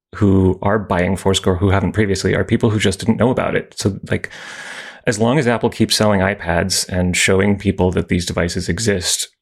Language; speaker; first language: English; native; English